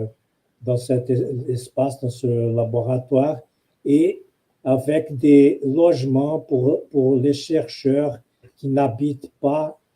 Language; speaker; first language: French; non-native, fluent; Portuguese